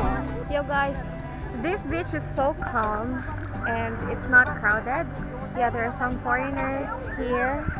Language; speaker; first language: English; non-native, local second language; Filipino